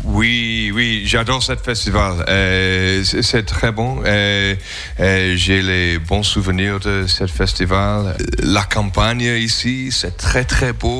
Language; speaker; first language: French; non-native, learner; English